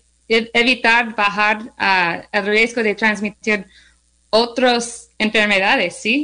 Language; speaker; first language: Spanish; non-native, learner; English